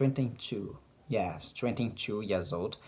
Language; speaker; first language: English; non-native, learner; Portuguese